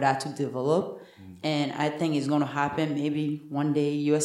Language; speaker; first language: English; non-native, fluent; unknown